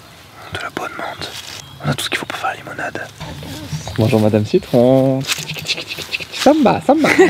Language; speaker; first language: French; native; French